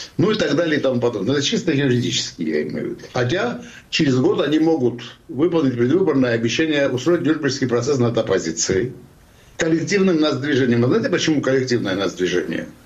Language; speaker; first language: Russian; non-native, local second language; Georgian